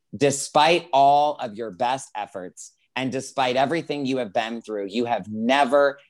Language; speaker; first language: English; native; English